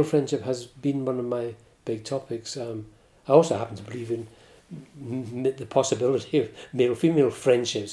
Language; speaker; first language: English; native; English